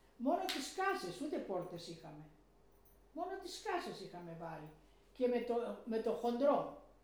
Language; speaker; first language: Greek; early bilingual, heritage; Greek